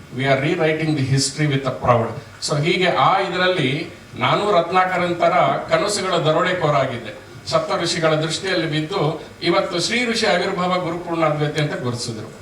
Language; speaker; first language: Kannada; native; Kannada